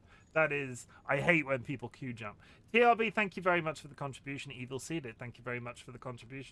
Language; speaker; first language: English; native; English